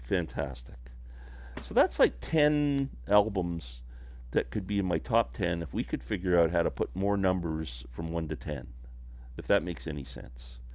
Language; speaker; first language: English; native; English